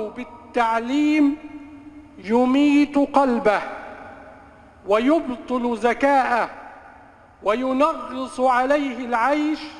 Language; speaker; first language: Arabic; native; Arabic